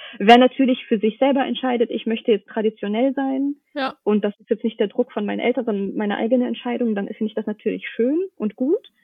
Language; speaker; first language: German; early bilingual, other home language; Russian